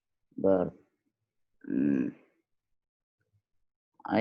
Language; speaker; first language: English; non-native, learner; Indonesian